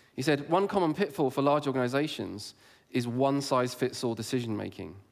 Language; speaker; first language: English; native; English